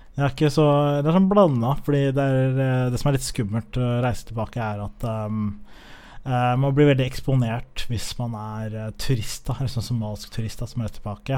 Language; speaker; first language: Norwegian; early bilingual, other home language; Somali